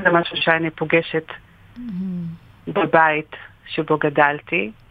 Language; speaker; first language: Hebrew; non-native, fluent; Russian